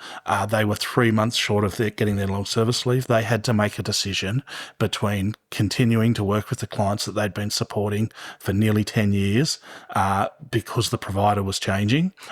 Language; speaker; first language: English; native; English